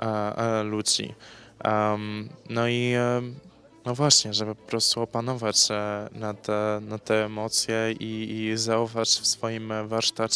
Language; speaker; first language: Polish; early bilingual, heritage; English